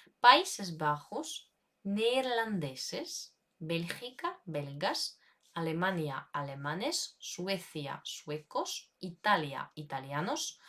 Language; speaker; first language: Spanish; non-native, fluent; Ukrainian